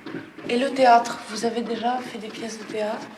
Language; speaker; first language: French; native; French